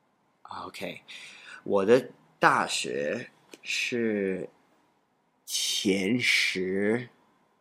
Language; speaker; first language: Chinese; non-native, learner; English